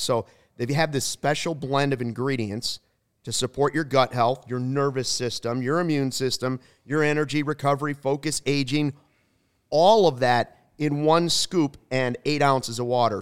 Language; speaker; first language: English; native; English